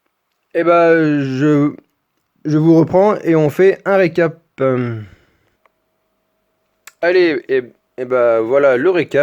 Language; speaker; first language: French; native; French